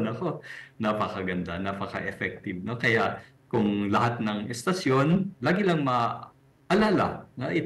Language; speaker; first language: Filipino; native; Filipino